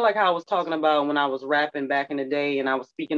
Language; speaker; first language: English; native; English